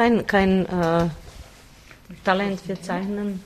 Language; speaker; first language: German; non-native, learner; Bosnian